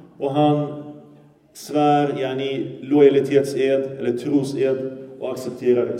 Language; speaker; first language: Swedish; early bilingual, other home language; Arabic